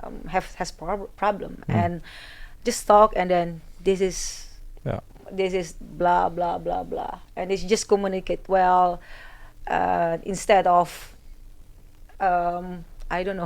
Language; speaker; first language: English; non-native, fluent; Indonesian